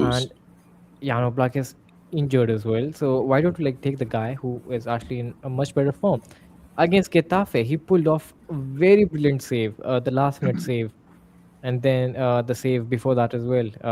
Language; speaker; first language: English; non-native, fluent; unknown